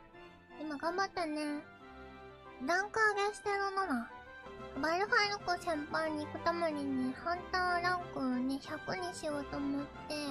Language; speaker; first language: Japanese; native; Japanese